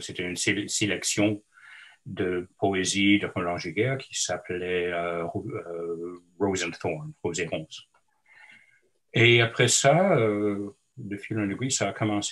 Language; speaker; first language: French; non-native, local second language; English